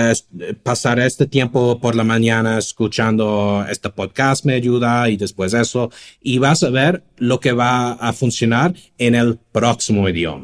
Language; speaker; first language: Spanish; non-native, fluent; English